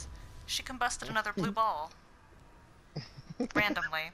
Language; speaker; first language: English; native; English